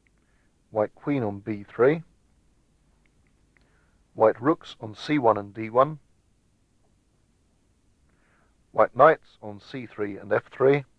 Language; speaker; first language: English; native; English